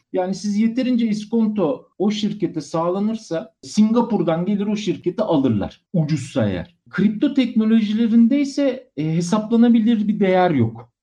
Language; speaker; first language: Turkish; native; Turkish